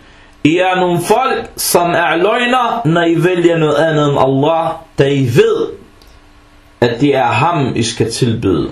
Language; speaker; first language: Danish; non-native, fluent; Arabic